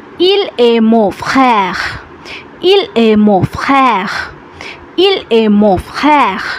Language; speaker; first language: French; non-native, fluent; Bangla